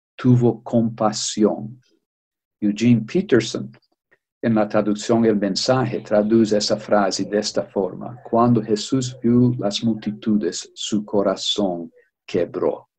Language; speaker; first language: Spanish; native; Spanish